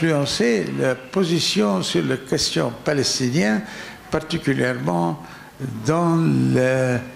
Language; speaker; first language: French; non-native, learner; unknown